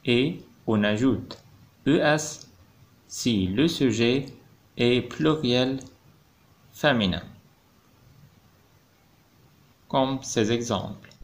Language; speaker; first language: French; non-native, fluent; Arabic